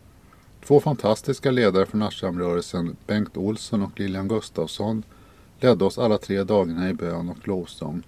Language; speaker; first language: Swedish; native; Swedish